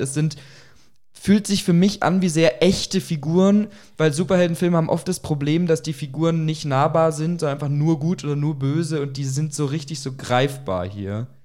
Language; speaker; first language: German; native; German